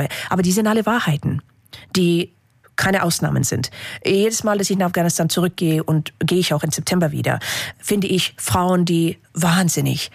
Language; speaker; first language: German; non-native, fluent; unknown